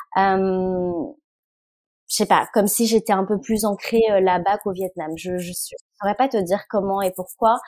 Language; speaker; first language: French; early bilingual, other home language; Vietnamese